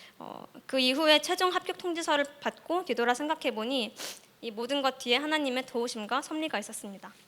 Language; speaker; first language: Korean; early bilingual, heritage; Korean